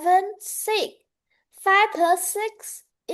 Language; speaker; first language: English; non-native, learner; Vietnamese